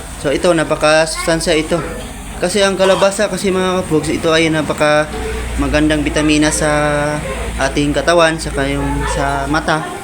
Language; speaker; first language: Filipino; non-native, local second language; Cebuano